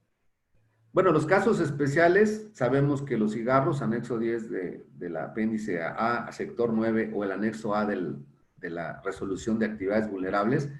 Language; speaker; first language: Spanish; native; Spanish